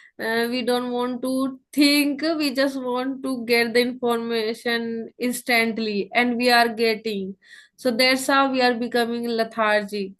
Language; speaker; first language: English; non-native, local second language; Hindi